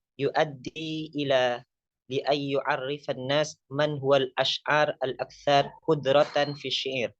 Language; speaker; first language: Arabic; non-native, learner; Indonesian